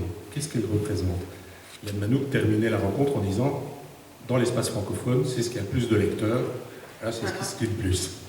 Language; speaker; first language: French; native; French